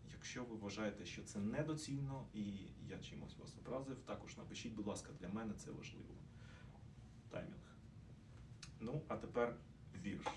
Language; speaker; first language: Ukrainian; non-native, local second language; Russian